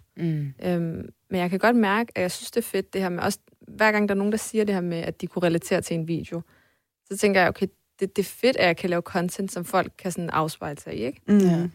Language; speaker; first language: Danish; early bilingual, other home language; Armenian